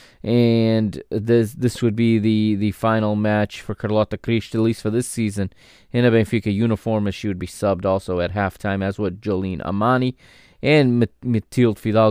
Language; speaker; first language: English; native; English